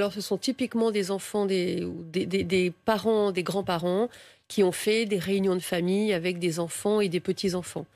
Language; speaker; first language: French; native; French